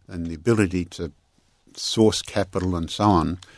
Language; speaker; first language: English; native; English